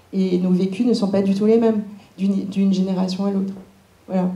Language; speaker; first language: French; early bilingual, other home language; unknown